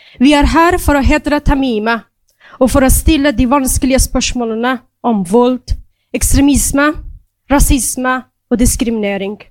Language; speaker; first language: Norwegian; non-native, fluent; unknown